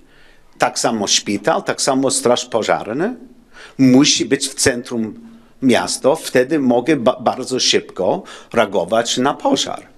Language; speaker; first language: Polish; non-native, learner; English